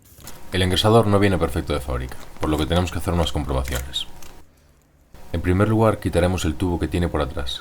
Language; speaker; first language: Spanish; native; Spanish